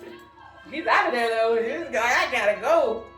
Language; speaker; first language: English; native; English